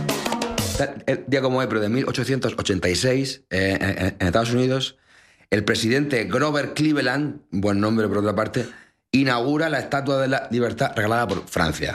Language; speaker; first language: Spanish; native; Spanish